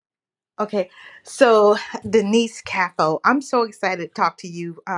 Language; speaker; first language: English; native; English